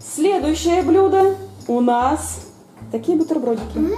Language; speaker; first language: Russian; native; Russian